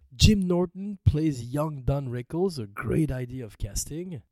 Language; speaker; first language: English; non-native, fluent; French